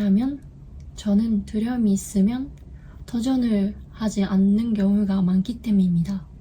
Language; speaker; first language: Korean; non-native, learner; Japanese